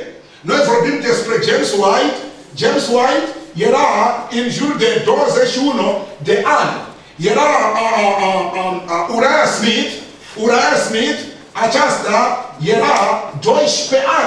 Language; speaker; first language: Romanian; non-native, learner; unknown